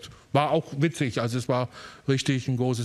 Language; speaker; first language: German; native; German